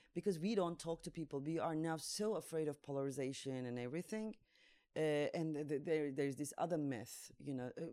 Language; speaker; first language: English; non-native, fluent; Turkish